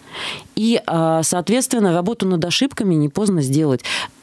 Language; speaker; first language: Russian; native; Russian